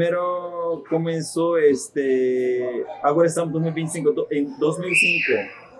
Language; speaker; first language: Portuguese; non-native, fluent; Spanish